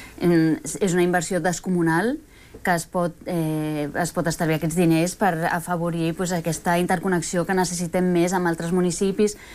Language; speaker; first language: Catalan; early bilingual, other home language; Spanish